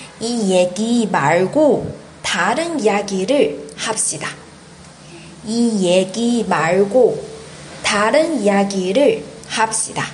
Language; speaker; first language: Korean; non-native, fluent; Chinese